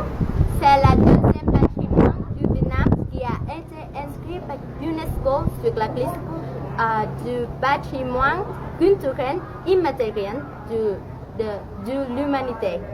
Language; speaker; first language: French; non-native, learner; Vietnamese